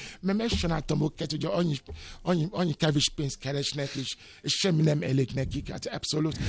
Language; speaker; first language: Hungarian; non-native, fluent; Yoruba